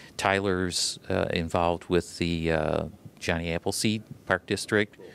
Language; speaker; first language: English; native; English